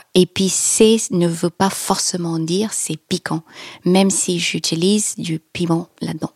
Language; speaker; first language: French; non-native, fluent; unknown